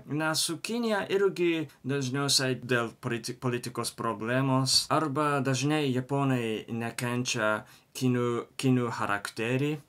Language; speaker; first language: Lithuanian; non-native, learner; Japanese